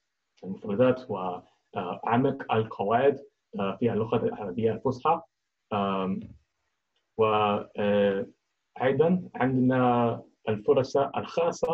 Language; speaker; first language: Arabic; non-native, learner; English